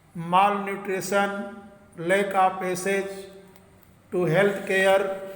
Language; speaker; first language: English; non-native, local second language; Hindi